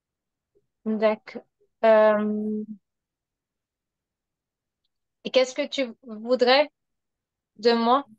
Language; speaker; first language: French; non-native, fluent; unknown